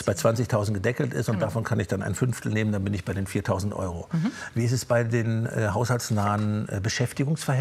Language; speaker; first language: German; native; German